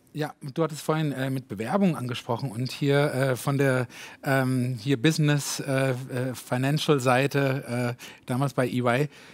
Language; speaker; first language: German; native; German